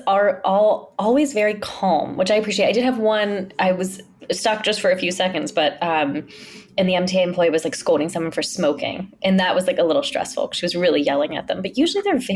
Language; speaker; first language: English; native; English